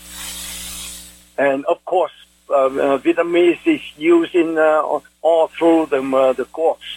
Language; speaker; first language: English; non-native, fluent; Vietnamese